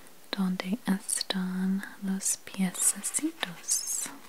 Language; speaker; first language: Spanish; non-native, learner; English